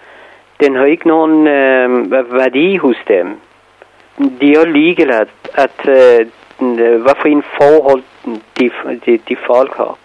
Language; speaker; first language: Danish; non-native, fluent; Persian